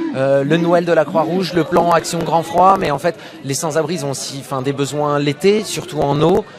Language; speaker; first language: French; native; French